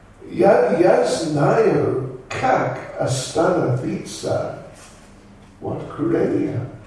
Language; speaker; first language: Russian; non-native, learner; English